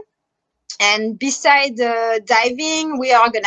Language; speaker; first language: English; non-native, fluent; French